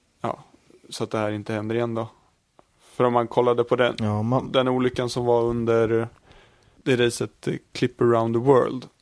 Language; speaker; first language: Swedish; native; Swedish